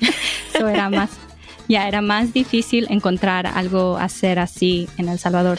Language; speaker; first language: Spanish; early bilingual, heritage; Spanish